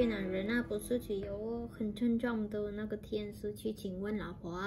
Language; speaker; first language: Chinese; non-native, fluent; Vietnamese